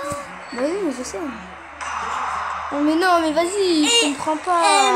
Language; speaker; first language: French; native; French